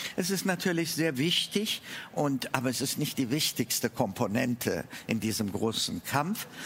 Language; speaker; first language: German; non-native, fluent; Amharic